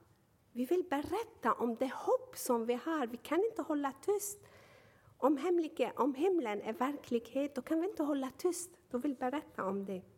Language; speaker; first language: Swedish; non-native, fluent; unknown